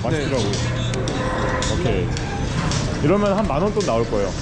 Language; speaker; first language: Korean; native; Korean